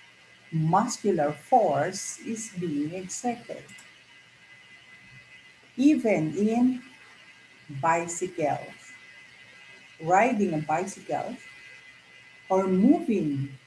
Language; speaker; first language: English; non-native, local second language; Filipino